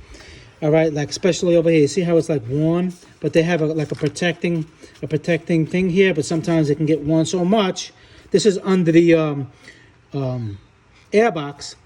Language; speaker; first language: English; native; English